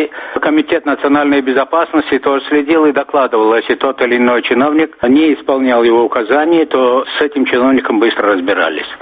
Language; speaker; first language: Russian; non-native, local second language; Turkmen